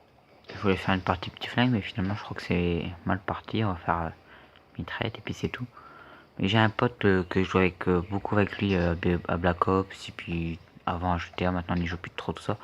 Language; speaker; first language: French; native; French